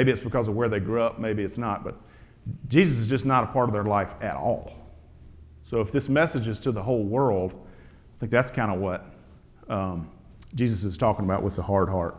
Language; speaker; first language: English; native; English